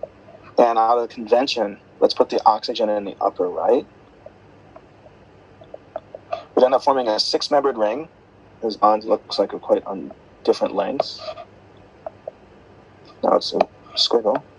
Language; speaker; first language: English; native; English